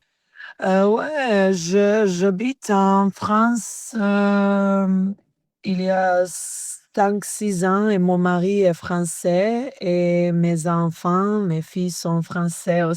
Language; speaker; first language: French; non-native, learner; Serbian